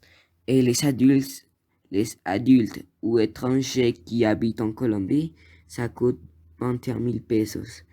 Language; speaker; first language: French; non-native, learner; Spanish